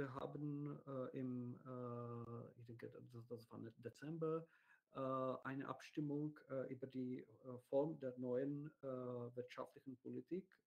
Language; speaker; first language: German; non-native, learner; Czech